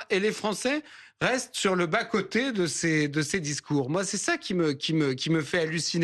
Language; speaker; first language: French; native; French